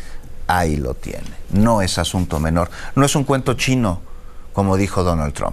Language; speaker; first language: Spanish; native; Spanish